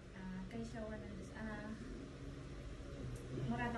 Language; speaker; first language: Japanese; non-native, learner; Filipino